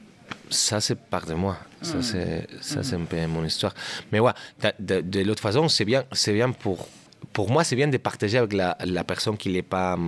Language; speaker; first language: French; non-native, learner; Catalan